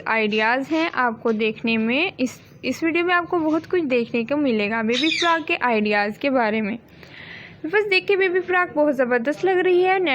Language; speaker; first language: Hindi; native; Hindi